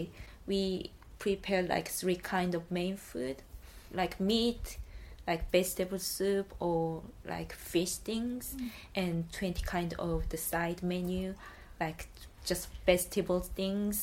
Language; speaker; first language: English; non-native, learner; Korean